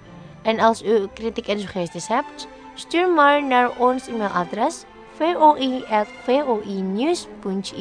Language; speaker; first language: Dutch; non-native, fluent; Indonesian